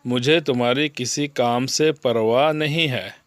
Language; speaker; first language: Hindi; non-native, learner; Bangla